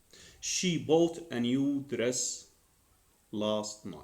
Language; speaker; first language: English; non-native, fluent; Arabic